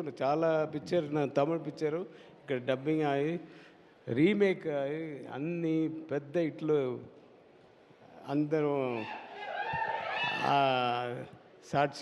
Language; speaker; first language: Telugu; non-native, learner; Tamil